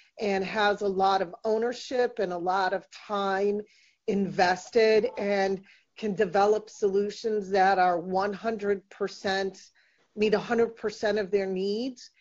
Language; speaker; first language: English; native; English